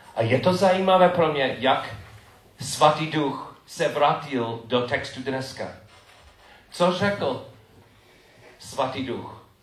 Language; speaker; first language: Czech; non-native, fluent; English